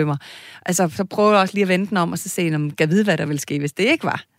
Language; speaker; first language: Danish; native; Danish